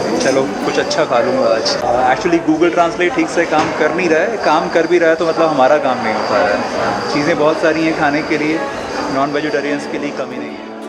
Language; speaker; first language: Hindi; native; Hindi